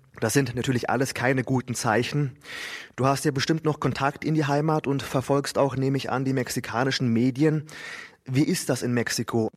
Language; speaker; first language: German; native; German